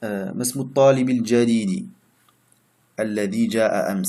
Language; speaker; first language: Arabic; non-native, fluent; French